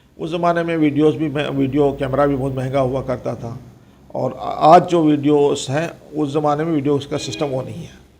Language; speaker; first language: Urdu; non-native, local second language; Konkani